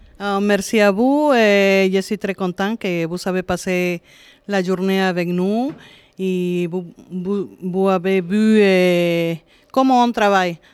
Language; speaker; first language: French; non-native, fluent; Spanish